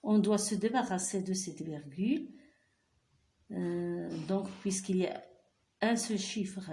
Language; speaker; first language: French; non-native, local second language; Arabic